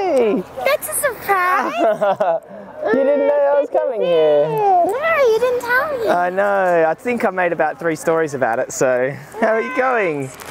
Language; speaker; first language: English; native; English